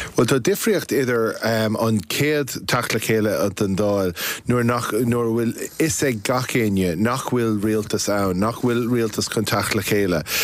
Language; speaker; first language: Irish; non-native, local second language; English